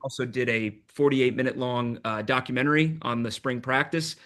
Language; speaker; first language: English; native; English